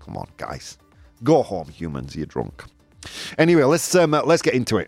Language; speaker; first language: English; native; English